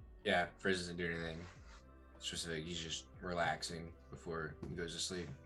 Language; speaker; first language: English; native; English